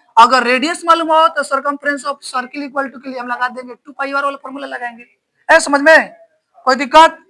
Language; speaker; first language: Hindi; native; Hindi